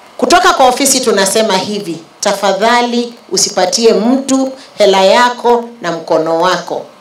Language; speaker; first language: Swahili; native; Swahili